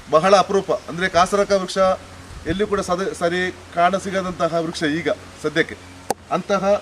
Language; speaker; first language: Kannada; native; Kannada